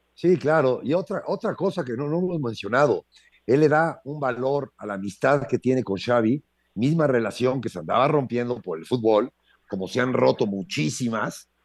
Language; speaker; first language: Spanish; native; Spanish